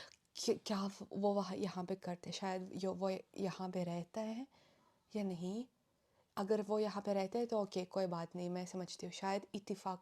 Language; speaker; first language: Hindi; non-native, fluent; Russian